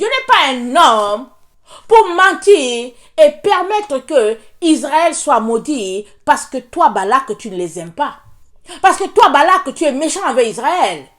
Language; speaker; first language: French; native; French